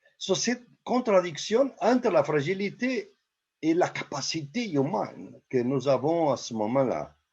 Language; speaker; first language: French; non-native, fluent; Portuguese